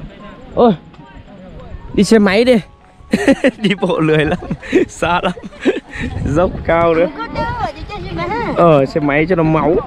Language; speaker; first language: Vietnamese; native; Vietnamese